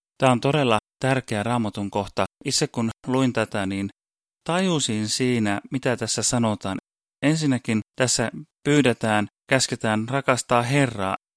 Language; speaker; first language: Finnish; early bilingual, heritage; Finnish